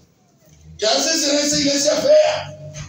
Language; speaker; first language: Spanish; native; Spanish